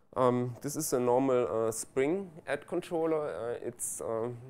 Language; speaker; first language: English; non-native, fluent; German